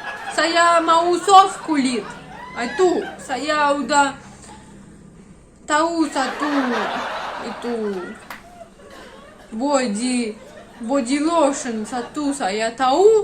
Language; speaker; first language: Indonesian; non-native, learner; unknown